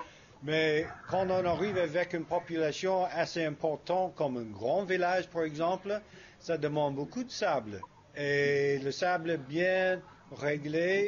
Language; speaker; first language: French; non-native, fluent; English